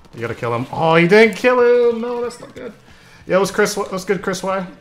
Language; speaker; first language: English; native; English